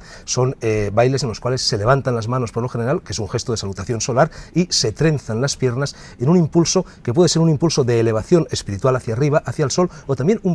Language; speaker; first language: Spanish; native; Spanish